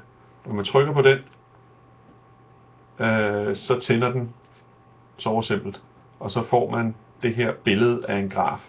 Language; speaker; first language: Danish; native; Danish